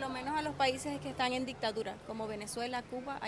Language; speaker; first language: Spanish; native; Spanish